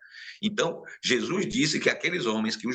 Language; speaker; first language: Portuguese; native; Portuguese